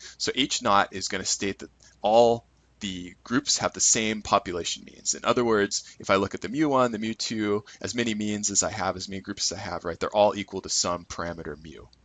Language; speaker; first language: English; native; English